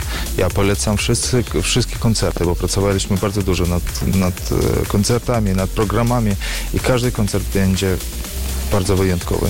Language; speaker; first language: Polish; non-native, learner; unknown